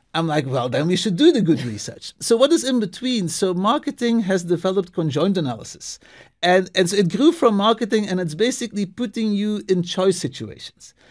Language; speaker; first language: English; non-native, fluent; Dutch